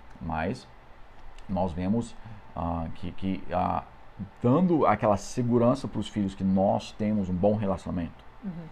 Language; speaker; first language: Portuguese; non-native, fluent; English